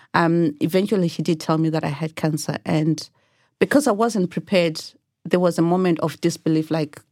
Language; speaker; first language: English; non-native, local second language; Shona